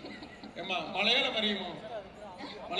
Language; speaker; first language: Tamil; native; Tamil